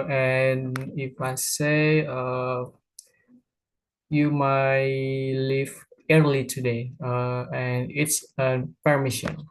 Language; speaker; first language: English; non-native, learner; Indonesian